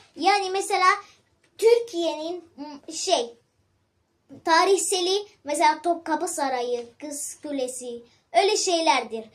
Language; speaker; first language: Turkish; early bilingual, other home language; Arabic